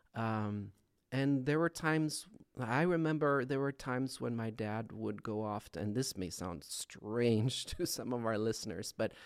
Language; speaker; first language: English; non-native, fluent; Swedish